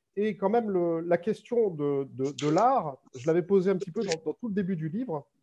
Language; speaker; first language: French; native; French